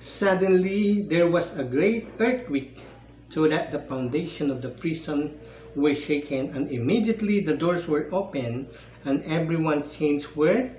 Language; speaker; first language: English; non-native, local second language; Filipino